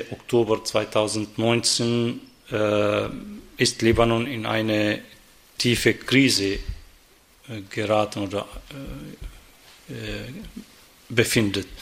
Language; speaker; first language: German; non-native, fluent; Arabic